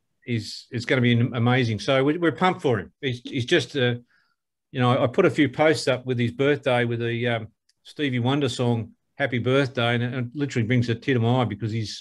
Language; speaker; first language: English; native; English